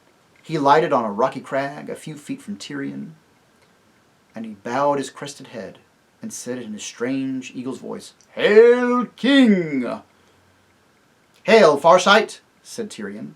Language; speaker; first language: English; native; English